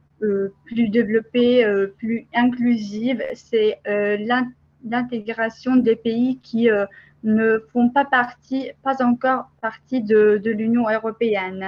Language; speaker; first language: French; non-native, fluent; Albanian